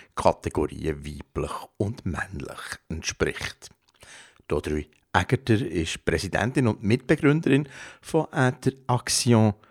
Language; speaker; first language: German; native; German